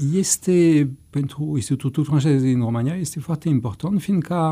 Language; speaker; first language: Romanian; non-native, fluent; French